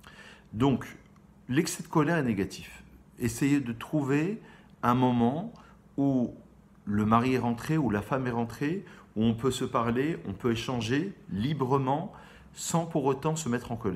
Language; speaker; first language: French; native; French